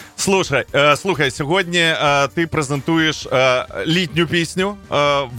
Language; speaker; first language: Ukrainian; native; Ukrainian